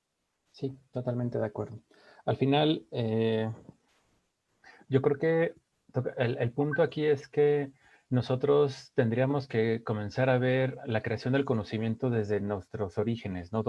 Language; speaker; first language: Spanish; native; Spanish